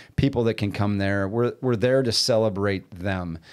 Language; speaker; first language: English; native; English